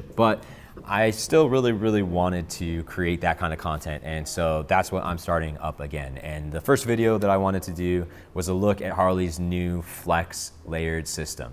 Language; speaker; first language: English; native; English